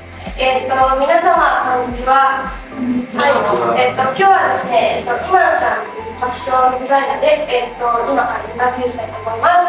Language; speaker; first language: Japanese; non-native, learner; Indonesian